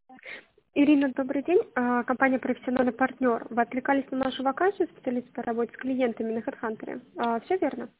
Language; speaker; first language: Russian; native; Russian